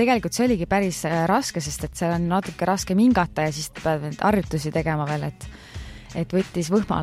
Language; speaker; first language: Estonian; native; Estonian